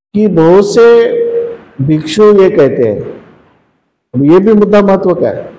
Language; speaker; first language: Hindi; non-native, local second language; Marathi